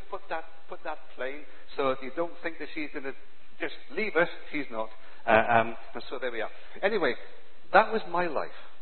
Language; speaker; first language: English; native; English